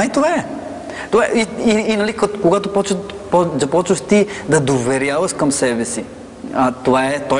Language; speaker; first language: Bulgarian; non-native, fluent; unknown